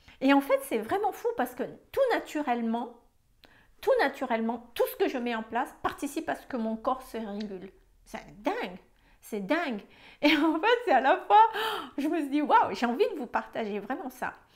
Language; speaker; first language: French; non-native, fluent; Malagasy